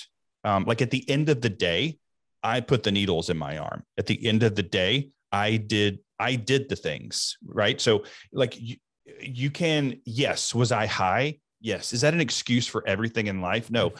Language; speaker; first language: English; native; English